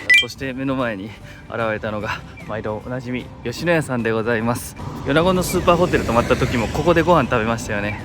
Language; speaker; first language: Japanese; native; Japanese